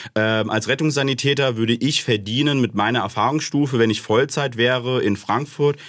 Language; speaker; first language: German; native; German